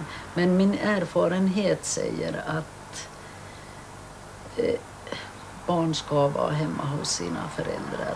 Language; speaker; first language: Swedish; early bilingual, other home language; Finnish